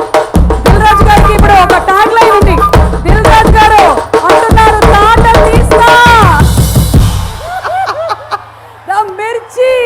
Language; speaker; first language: Telugu; native; Telugu